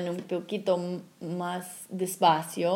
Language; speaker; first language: Spanish; non-native, fluent; English